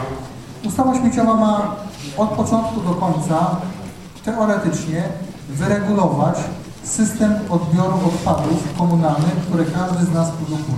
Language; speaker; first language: Polish; native; Polish